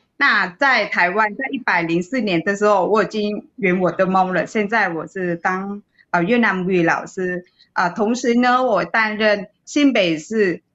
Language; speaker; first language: Chinese; non-native, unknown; Vietnamese